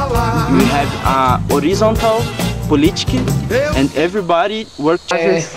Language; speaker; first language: English; non-native, learner; Portuguese